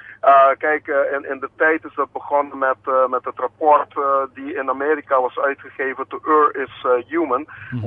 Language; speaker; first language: Dutch; non-native, local second language; Papiamento